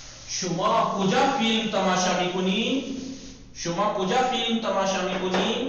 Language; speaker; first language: Persian; non-native, fluent; Urdu